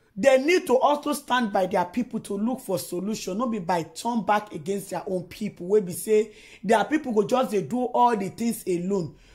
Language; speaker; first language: Nigerian Pidgin; non-native, local second language; Yoruba